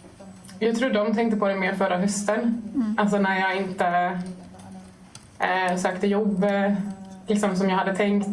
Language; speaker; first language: Swedish; native; Swedish